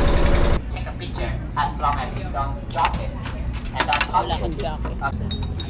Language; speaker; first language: English; non-native, learner; Vietnamese